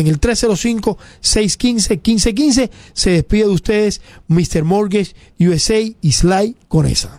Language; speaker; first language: Spanish; native; Spanish